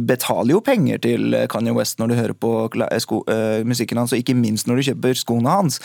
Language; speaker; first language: Norwegian; early bilingual, other home language; Urdu